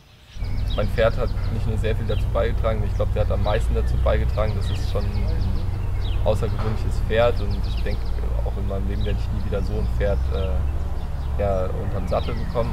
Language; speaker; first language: German; native; German